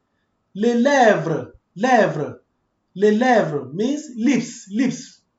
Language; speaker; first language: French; non-native, fluent; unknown